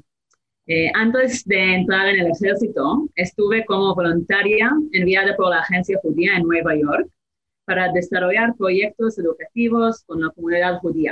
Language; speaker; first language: Spanish; non-native, fluent; Hebrew